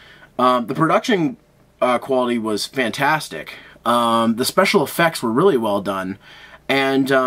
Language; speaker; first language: English; native; English